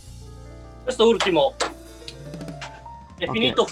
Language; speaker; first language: Italian; non-native, learner; Japanese